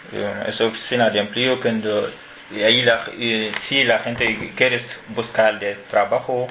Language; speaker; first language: Spanish; non-native, learner; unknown